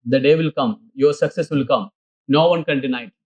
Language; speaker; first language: English; non-native, local second language; Malayalam